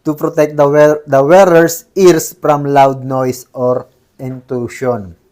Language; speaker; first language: English; non-native, local second language; Filipino